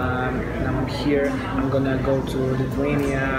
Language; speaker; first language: English; non-native, fluent; Russian